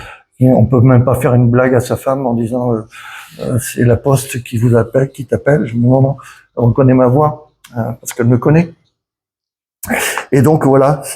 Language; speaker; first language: French; native; French